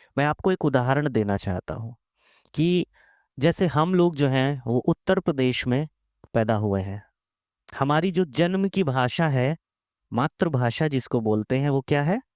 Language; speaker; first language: Hindi; native; Hindi